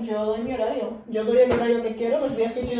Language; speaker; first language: Spanish; native; Spanish